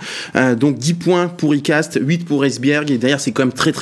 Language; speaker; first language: French; native; French